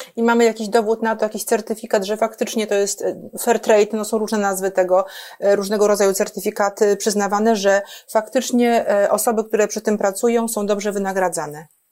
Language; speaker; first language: Polish; native; Polish